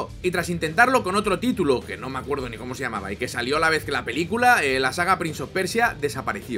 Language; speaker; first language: Spanish; native; Spanish